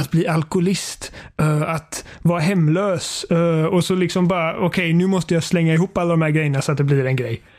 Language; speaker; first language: Swedish; native; Swedish